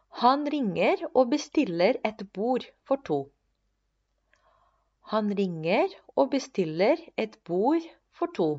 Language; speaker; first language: Norwegian; non-native, fluent; Spanish